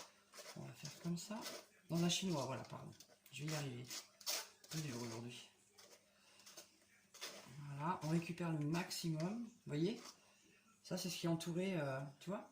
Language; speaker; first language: French; native; French